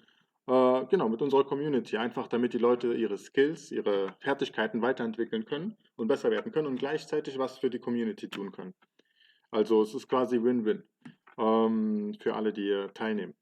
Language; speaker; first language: German; early bilingual, other home language; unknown